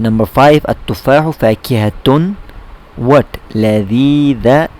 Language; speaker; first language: Arabic; non-native, fluent; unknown